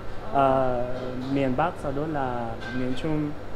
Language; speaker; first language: Vietnamese; non-native, fluent; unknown